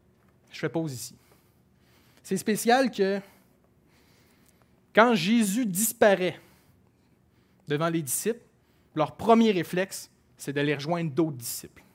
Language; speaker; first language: French; native; French